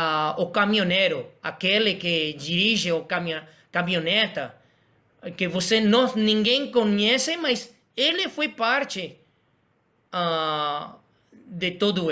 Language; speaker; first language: Portuguese; non-native, fluent; Spanish